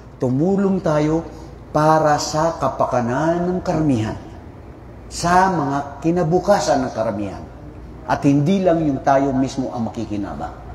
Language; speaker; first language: Filipino; non-native, local second language; Maranao